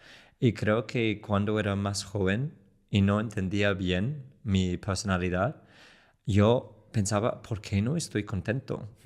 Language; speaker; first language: Spanish; non-native, fluent; English